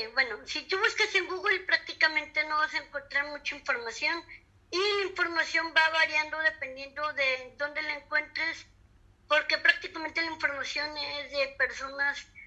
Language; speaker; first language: Spanish; native; Spanish